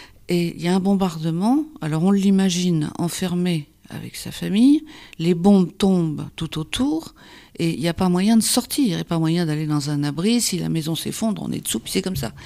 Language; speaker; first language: French; native; French